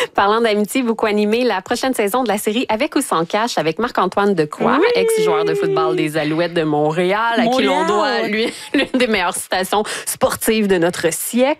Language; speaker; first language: French; native; French